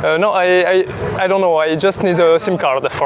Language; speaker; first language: English; non-native, learner; French